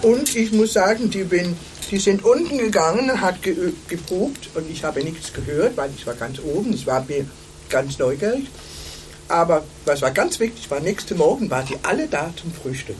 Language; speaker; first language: German; non-native, fluent; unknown